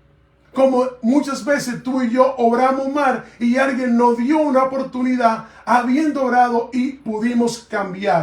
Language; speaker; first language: Spanish; native; Spanish